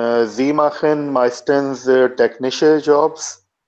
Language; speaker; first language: German; non-native, learner; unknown